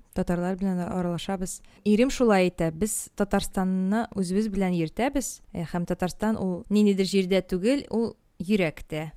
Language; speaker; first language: Tatar; native; Tatar